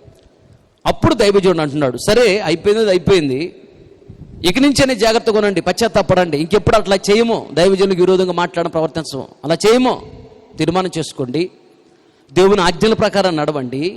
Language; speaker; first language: Telugu; native; Telugu